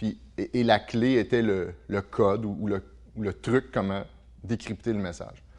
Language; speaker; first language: French; native; French